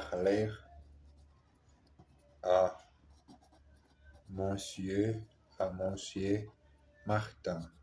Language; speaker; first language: French; non-native, learner; Portuguese